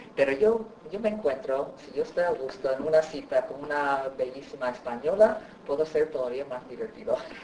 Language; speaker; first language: Spanish; native; Spanish